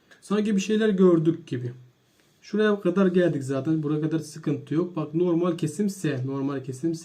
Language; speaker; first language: Turkish; native; Turkish